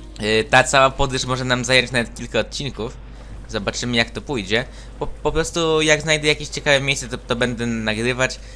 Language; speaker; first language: Polish; native; Polish